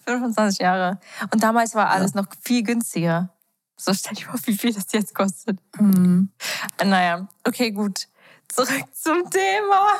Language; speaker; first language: German; early bilingual, other home language; Albanian